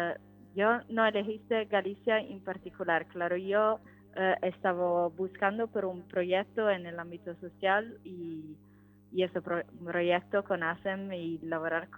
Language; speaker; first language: Spanish; non-native, learner; Italian